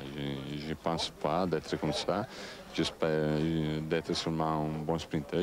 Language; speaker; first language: French; non-native, learner; Italian